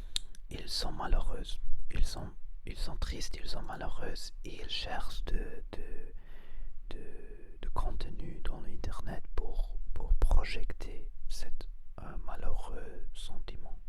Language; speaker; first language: French; non-native, learner; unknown